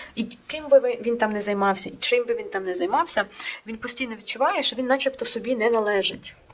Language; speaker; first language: Ukrainian; non-native, local second language; Russian